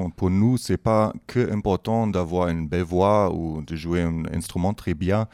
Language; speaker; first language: French; non-native, fluent; German